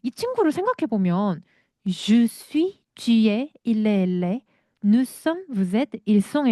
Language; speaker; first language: French; non-native, fluent; Korean